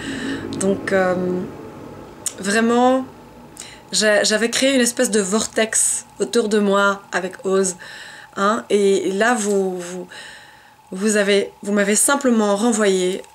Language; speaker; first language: French; native; French